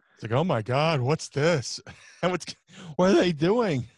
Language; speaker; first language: English; native; English